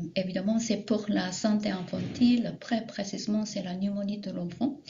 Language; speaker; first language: French; non-native, fluent; Japanese